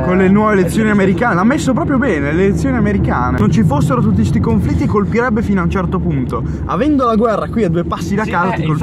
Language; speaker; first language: Italian; native; Italian